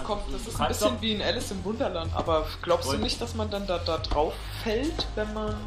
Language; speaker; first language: German; native; German